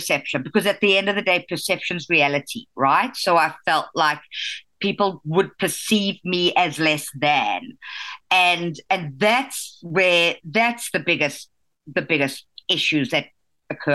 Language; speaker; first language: English; native; English